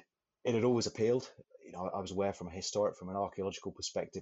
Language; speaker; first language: English; native; English